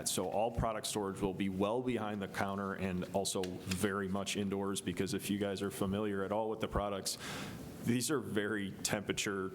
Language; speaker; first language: English; native; English